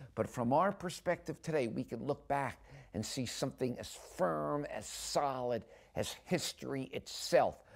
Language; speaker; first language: English; native; English